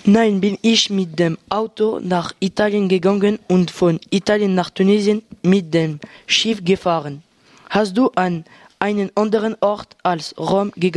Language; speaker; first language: German; non-native, learner; French